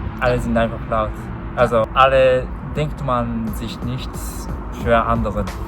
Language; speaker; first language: German; non-native, learner; Japanese